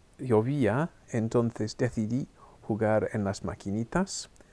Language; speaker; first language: Spanish; non-native, fluent; English